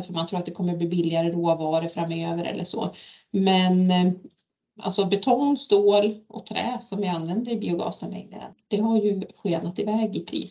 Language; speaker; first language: Swedish; native; Swedish